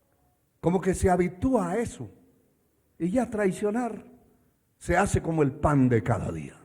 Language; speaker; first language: Spanish; native; Spanish